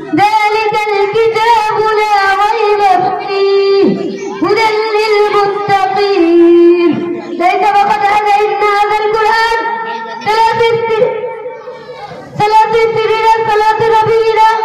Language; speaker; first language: Arabic; non-native, learner; Bangla